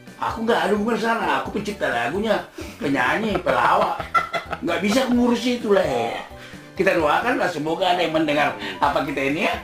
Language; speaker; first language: Indonesian; native; Indonesian